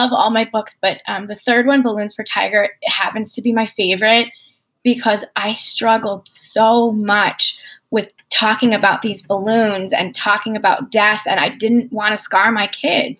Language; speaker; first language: English; native; English